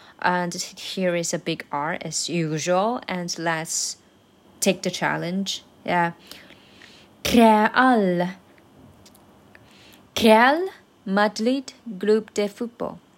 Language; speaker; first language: English; non-native, learner; Chinese